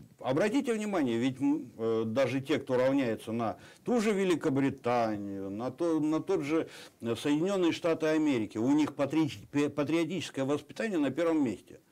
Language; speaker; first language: Russian; native; Russian